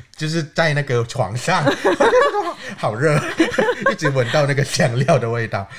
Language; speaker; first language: Chinese; non-native, fluent; Thai